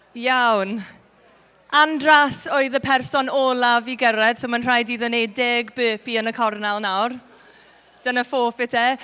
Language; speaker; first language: Welsh; non-native, local second language; English